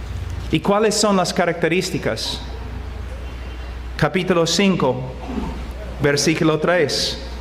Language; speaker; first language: Spanish; non-native, fluent; English